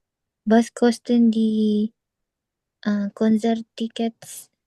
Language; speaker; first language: German; non-native, learner; Filipino